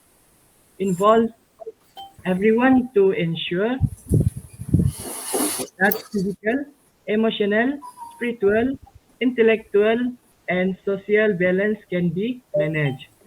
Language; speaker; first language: English; non-native, local second language; Malay